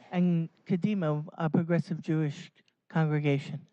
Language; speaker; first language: English; native; English